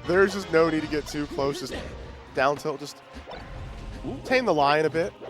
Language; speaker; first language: English; native; English